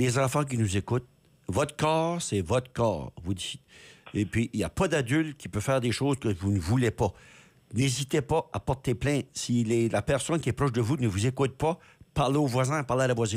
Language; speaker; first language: French; native; French